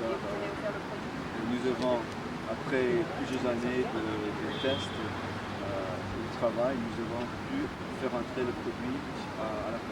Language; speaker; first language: French; native; French